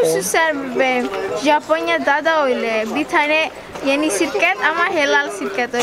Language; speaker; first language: Turkish; non-native, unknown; Indonesian